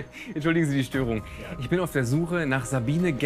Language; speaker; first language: German; native; German